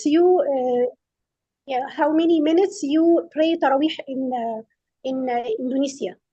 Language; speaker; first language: English; non-native, fluent; Arabic